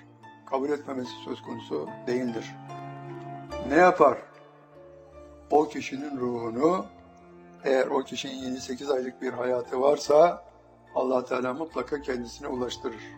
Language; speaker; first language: Turkish; native; Turkish